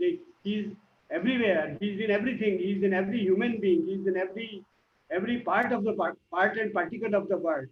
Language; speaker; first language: English; non-native, local second language; Hindi